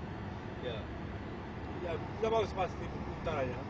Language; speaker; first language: Indonesian; non-native, learner; Korean